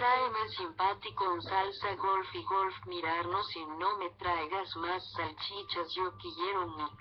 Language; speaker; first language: Spanish; native; Spanish